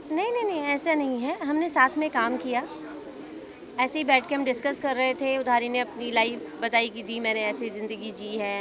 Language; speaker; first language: Hindi; native; Hindi